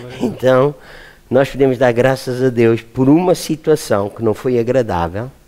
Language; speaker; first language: Portuguese; native; Portuguese